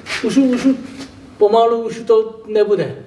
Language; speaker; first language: Czech; non-native, learner; Korean